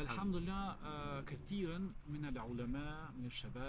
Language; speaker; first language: Arabic; non-native, learner; Albanian